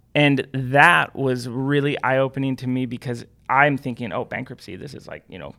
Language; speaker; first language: English; native; English